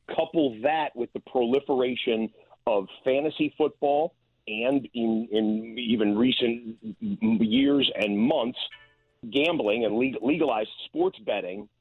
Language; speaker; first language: English; native; English